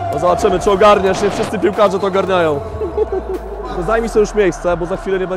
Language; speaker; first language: Polish; native; Polish